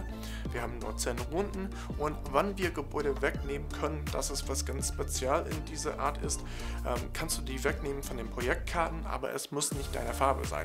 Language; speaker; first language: German; non-native, fluent; English